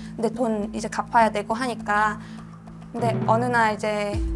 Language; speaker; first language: Korean; non-native, fluent; Vietnamese